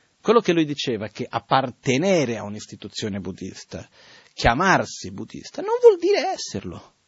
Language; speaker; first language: Italian; non-native, fluent; Portuguese